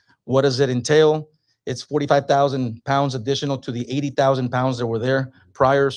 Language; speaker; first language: English; native; English